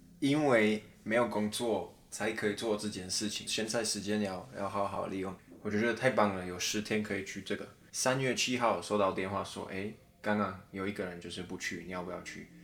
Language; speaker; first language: Chinese; non-native, fluent; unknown